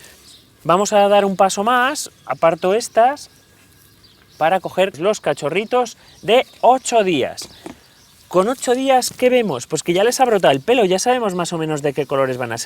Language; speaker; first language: Spanish; native; Spanish